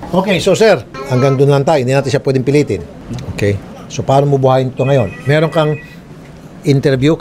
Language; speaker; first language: Filipino; native; Filipino